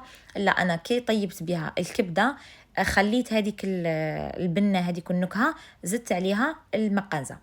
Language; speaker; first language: Arabic; native; Arabic